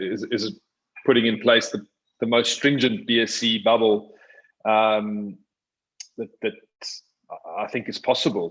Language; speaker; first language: English; native; English